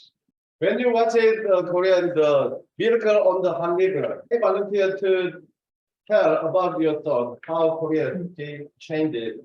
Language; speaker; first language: English; non-native, fluent; Korean